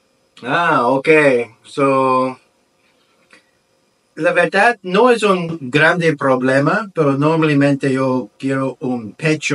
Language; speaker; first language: Spanish; non-native, learner; English